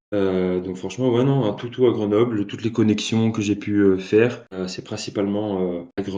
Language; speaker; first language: French; native; French